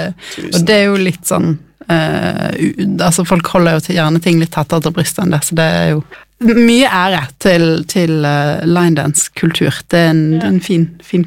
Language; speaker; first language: Norwegian; native; Norwegian